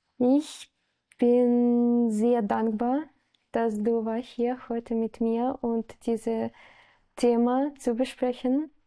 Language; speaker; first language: German; non-native, learner; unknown